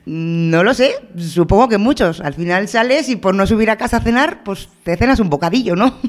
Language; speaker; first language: Spanish; native; Spanish